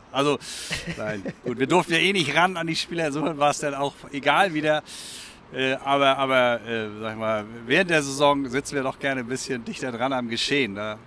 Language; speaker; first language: German; native; German